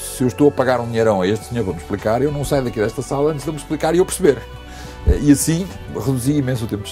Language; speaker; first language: Portuguese; native; Portuguese